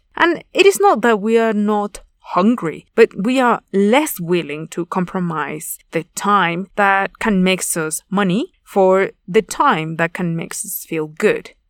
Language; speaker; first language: English; non-native, fluent; Spanish